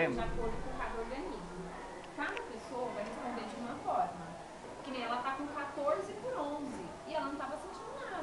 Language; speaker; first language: Portuguese; native; Portuguese